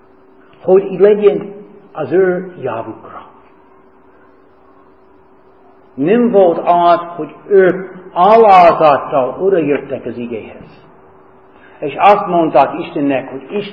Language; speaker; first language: Hungarian; non-native, fluent; English